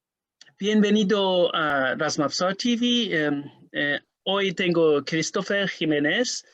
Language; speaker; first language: Spanish; non-native, learner; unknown